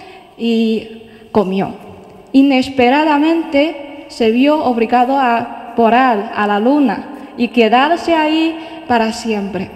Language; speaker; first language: Spanish; non-native, fluent; Chinese